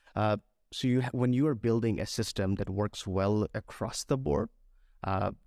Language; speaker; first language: English; non-native, local second language; Bangla